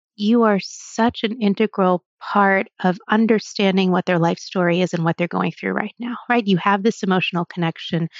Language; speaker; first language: English; native; English